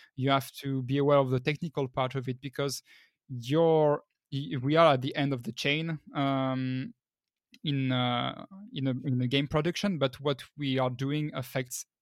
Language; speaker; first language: English; non-native, fluent; French